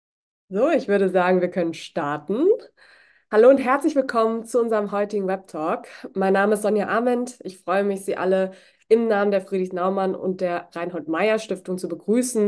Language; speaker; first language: German; native; German